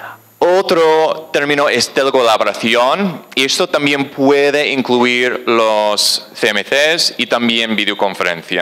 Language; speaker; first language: Spanish; non-native, fluent; English